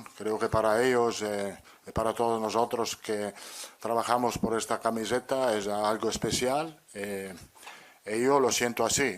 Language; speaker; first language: Spanish; non-native, fluent; Italian